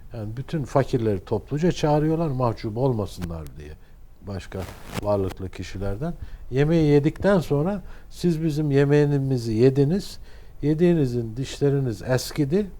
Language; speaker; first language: Turkish; native; Turkish